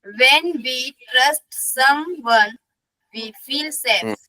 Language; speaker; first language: English; non-native, learner; Hindi